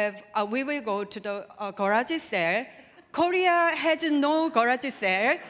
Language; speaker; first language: English; non-native, learner; Korean